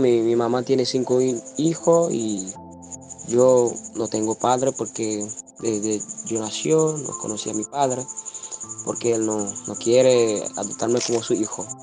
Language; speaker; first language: Spanish; non-native, learner; Haitian Creole